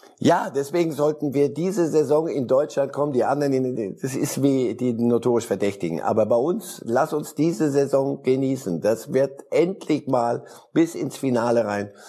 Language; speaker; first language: German; early bilingual, other home language; Polish